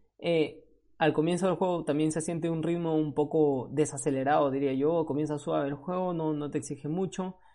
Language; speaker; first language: Spanish; native; Spanish